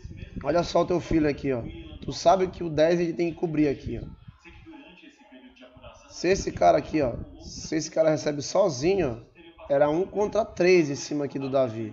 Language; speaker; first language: Portuguese; native; Portuguese